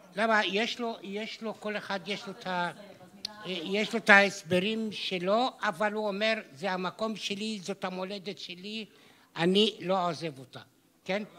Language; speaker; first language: Hebrew; non-native, local second language; Arabic